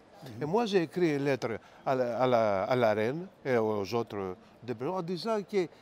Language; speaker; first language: French; non-native, fluent; Greek